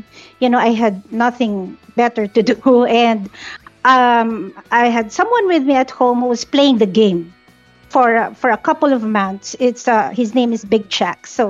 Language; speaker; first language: English; non-native, local second language; Filipino